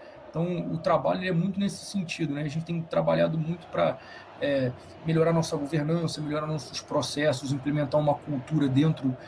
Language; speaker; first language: Portuguese; native; Portuguese